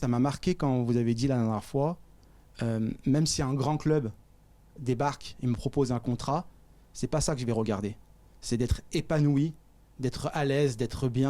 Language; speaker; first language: French; native; French